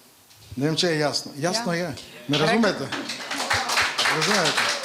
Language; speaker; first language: Slovenian; non-native, fluent; Macedonian